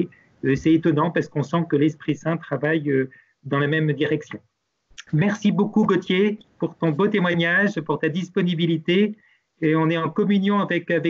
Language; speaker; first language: French; native; French